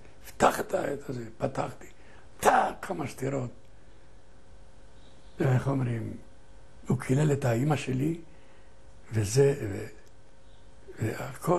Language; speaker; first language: Hebrew; non-native, fluent; Ladino